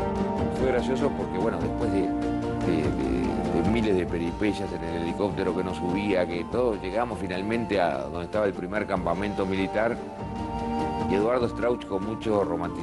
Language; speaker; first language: Spanish; native; Spanish